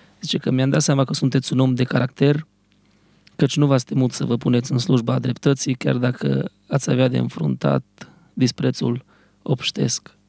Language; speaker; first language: Romanian; early bilingual, heritage; Romanian